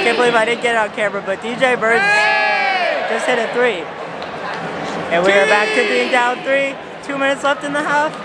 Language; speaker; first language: English; native; English